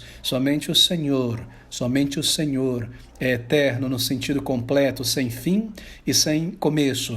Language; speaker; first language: Portuguese; native; Portuguese